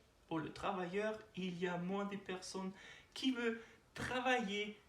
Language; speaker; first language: French; non-native, learner; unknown